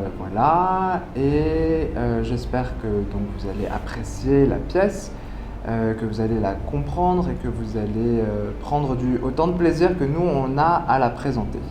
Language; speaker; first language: French; native; French